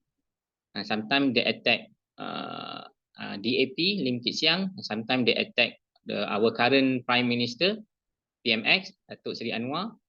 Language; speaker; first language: English; non-native, fluent; Malay